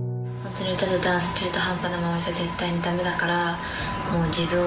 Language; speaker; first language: Japanese; native; Japanese